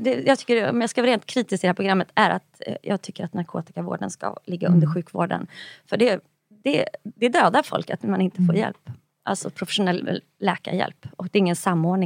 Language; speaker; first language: Swedish; native; Swedish